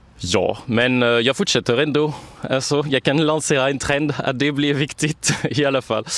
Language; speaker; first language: Swedish; non-native, fluent; French